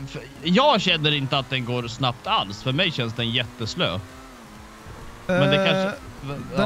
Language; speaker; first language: Swedish; native; Swedish